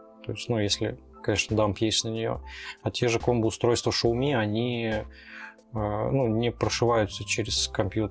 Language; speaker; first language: Russian; native; Russian